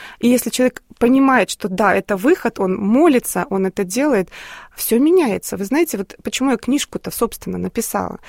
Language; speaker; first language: Russian; native; Russian